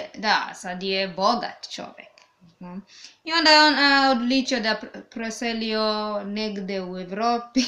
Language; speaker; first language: Serbian; native; Serbian